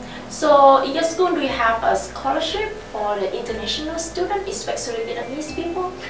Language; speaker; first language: English; non-native, learner; Vietnamese